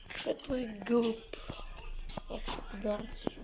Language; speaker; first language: Bulgarian; native; Bulgarian